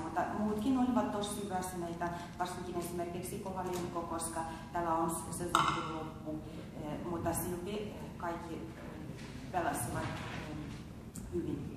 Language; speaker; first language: Finnish; non-native, fluent; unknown